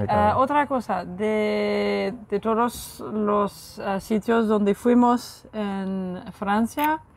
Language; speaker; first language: Spanish; non-native, fluent; French